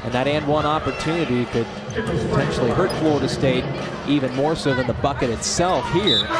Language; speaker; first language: English; native; English